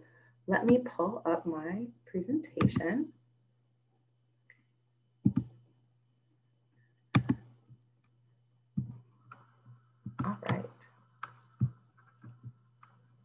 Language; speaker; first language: English; native; English